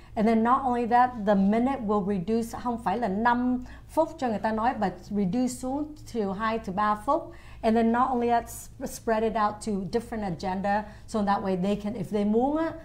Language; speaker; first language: English; early bilingual, other home language; Vietnamese